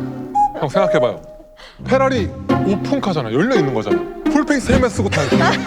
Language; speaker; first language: Korean; native; Korean